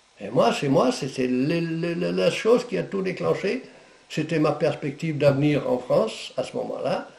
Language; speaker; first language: French; non-native, local second language; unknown